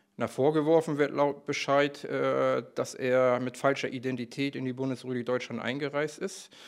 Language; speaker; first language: German; native; German